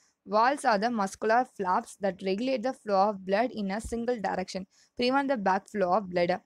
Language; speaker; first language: English; non-native, local second language; Tamil